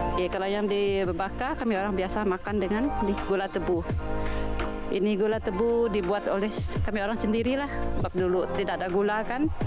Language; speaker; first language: Malay; non-native, local second language; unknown